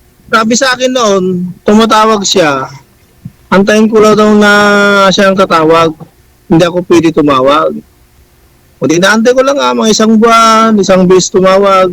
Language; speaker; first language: Filipino; non-native, local second language; Iloko